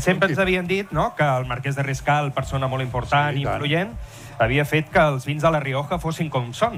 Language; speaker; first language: Catalan; native; Catalan